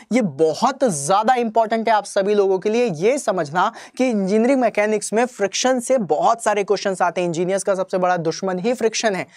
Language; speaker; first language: Hindi; native; Hindi